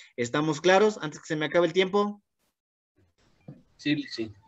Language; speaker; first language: Spanish; native; Spanish